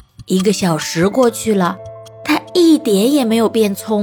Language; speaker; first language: Chinese; native; Chinese